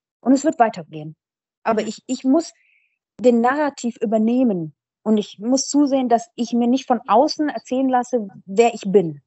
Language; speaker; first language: German; early bilingual, other home language; Persian